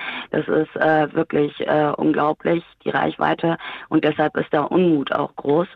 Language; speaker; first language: German; early bilingual, other home language; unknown